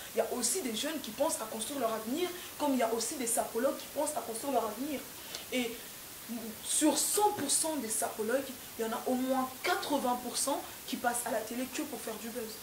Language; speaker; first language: French; non-native, local second language; Lingala